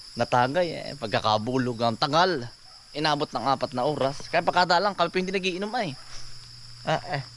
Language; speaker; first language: Filipino; native; Filipino